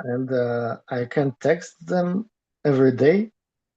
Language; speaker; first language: English; non-native, learner; Russian